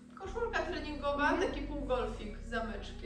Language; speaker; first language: Polish; native; Polish